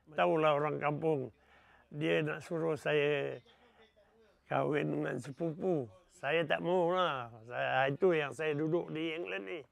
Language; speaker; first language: Malay; native; Malay